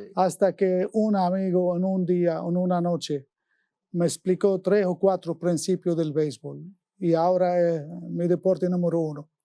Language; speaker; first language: Spanish; non-native, fluent; Arabic